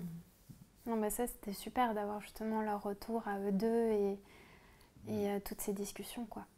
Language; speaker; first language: French; native; French